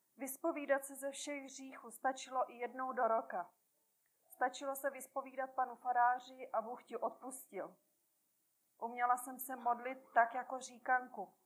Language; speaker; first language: Czech; native; Czech